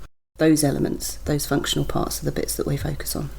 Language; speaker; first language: English; native; English